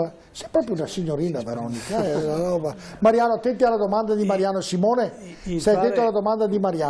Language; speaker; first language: Italian; native; Italian